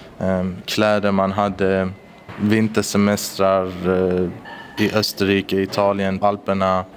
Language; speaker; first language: Swedish; early bilingual, other home language; Persian